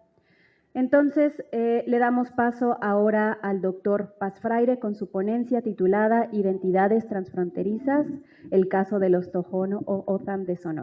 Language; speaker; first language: Spanish; native; Spanish